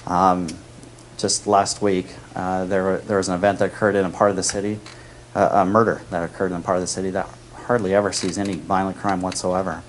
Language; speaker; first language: English; native; English